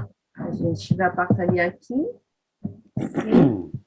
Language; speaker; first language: Portuguese; non-native, fluent; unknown